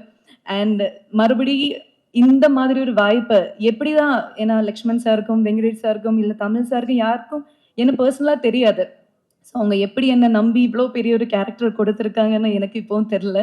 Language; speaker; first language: Tamil; non-native, fluent; Malayalam